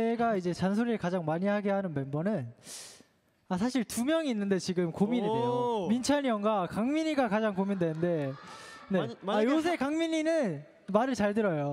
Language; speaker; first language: Korean; native; Korean